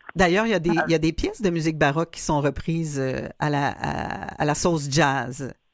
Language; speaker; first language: French; native; French